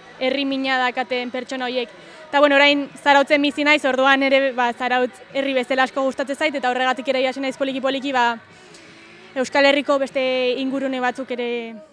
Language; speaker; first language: Basque; native; Basque